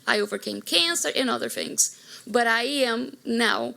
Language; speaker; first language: English; non-native, fluent; Portuguese